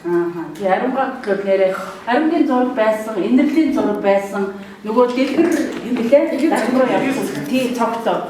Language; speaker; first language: Mongolian; native; Mongolian